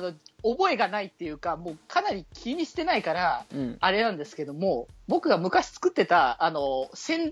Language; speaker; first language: Japanese; native; Japanese